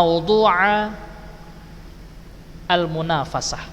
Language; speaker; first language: Arabic; non-native, fluent; Indonesian